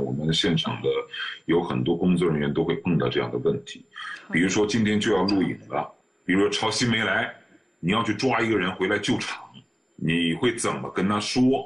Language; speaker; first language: Chinese; native; Chinese